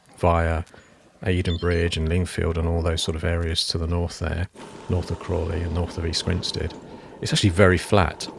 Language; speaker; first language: English; native; English